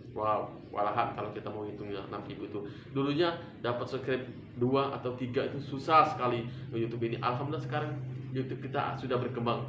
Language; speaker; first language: Indonesian; non-native, local second language; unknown